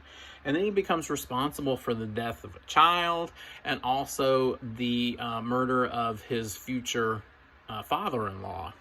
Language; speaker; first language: English; native; English